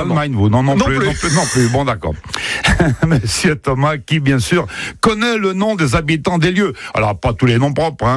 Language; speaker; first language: French; native; French